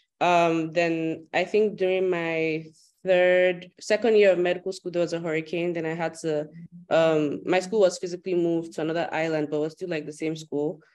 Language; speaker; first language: English; non-native, local second language; Yoruba